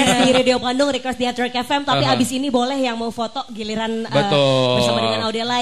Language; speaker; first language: Indonesian; native; Indonesian